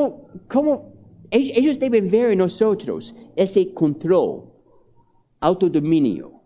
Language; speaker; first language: Spanish; non-native, fluent; English